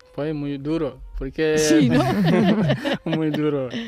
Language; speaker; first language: Spanish; non-native, learner; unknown